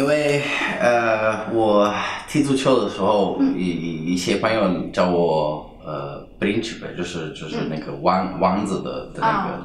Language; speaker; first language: Chinese; non-native, fluent; Italian